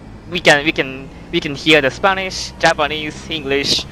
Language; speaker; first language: English; non-native, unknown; Japanese